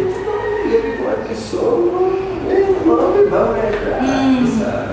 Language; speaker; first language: Spanish; non-native, learner; Haitian Creole